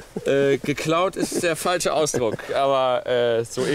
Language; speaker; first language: German; native; German